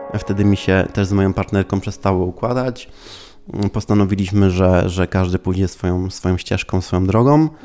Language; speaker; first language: Polish; early bilingual, heritage; Polish